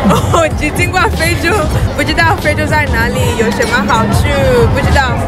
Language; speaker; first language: Chinese; non-native, learner; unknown